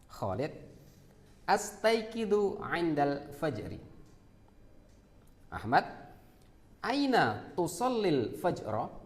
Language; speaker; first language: Arabic; non-native, fluent; Indonesian